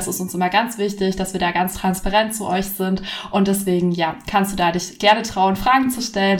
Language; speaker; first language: German; native; German